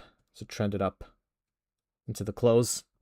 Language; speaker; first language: English; native; English